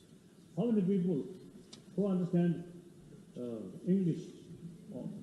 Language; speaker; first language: English; non-native, learner; Tibetan